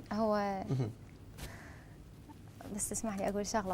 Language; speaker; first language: Arabic; native; Arabic